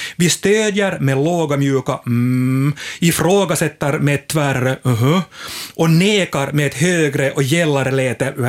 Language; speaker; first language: Swedish; native; Swedish